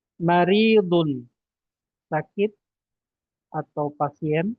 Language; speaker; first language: Indonesian; native; Indonesian